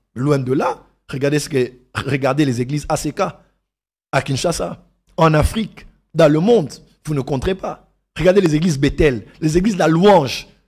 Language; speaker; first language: French; non-native, local second language; Lingala